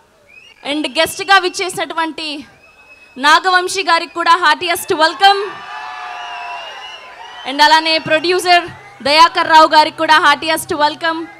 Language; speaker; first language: Telugu; native; Telugu